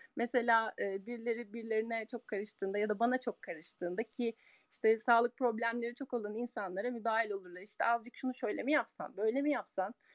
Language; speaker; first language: Turkish; early bilingual, heritage; Turkish